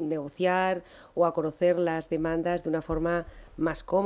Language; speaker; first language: Spanish; native; Spanish